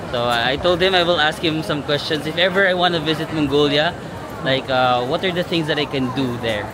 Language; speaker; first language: English; non-native, local second language; Filipino